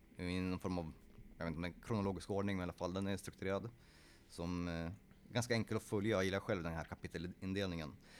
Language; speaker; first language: Swedish; early bilingual, other home language; Polish